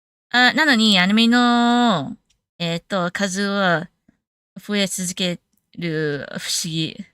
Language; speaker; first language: Japanese; non-native, learner; English